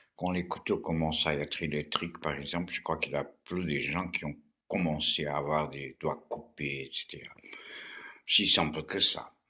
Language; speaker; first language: French; non-native, fluent; Portuguese